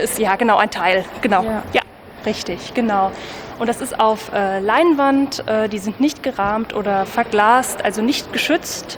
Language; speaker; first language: German; native; German